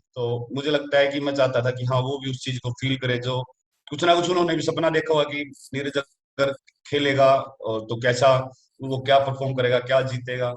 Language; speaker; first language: Hindi; native; Hindi